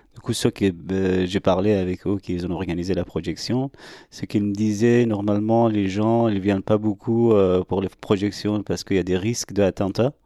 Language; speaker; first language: French; non-native, learner; Persian